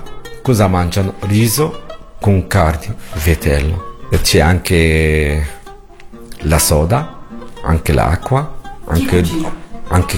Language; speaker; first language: Italian; non-native, learner; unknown